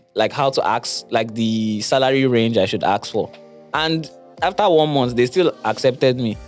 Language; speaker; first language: English; non-native, local second language; Yoruba